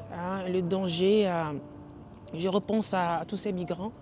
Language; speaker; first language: French; non-native, local second language; Ewe